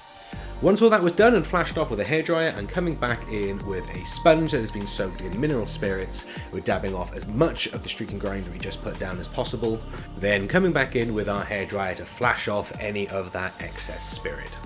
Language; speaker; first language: English; native; English